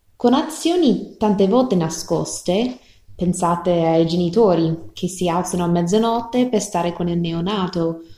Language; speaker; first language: Italian; non-native, fluent; English